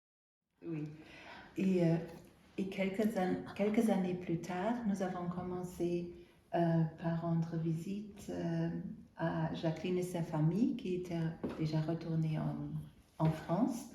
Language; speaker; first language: French; non-native, fluent; German